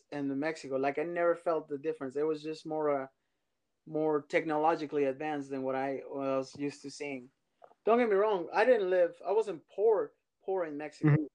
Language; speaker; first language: English; early bilingual, other home language; Spanish